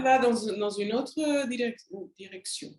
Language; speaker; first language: French; non-native, learner; Spanish